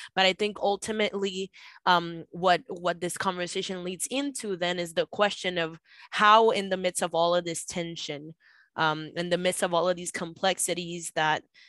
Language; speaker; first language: English; non-native, fluent; Spanish